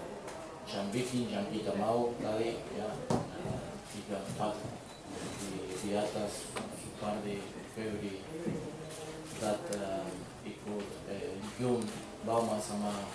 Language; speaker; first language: Indonesian; non-native, learner; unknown